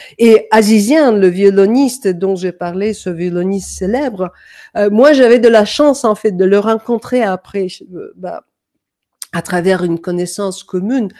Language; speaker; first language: French; non-native, fluent; Danish